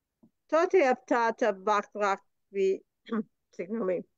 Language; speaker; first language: Greek; non-native, learner; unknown